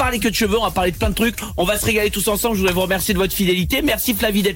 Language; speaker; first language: French; native; French